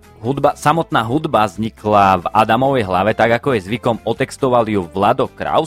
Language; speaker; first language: Slovak; native; Slovak